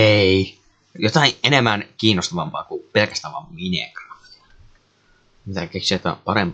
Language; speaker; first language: Finnish; native; Finnish